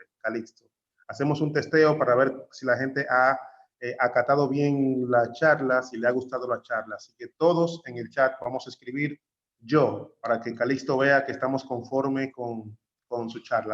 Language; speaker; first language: Spanish; native; Spanish